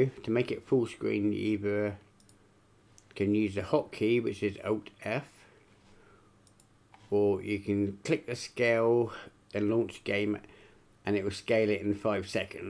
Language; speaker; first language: English; native; English